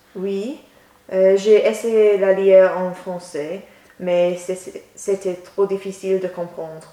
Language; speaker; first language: French; non-native, learner; English